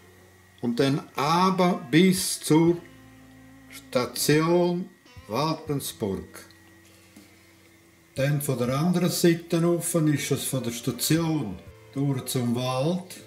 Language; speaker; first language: German; non-native, local second language; Romansh